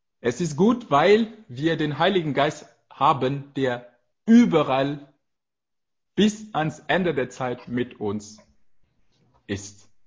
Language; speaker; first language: German; non-native, fluent; French